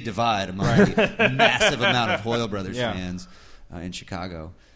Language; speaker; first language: English; native; English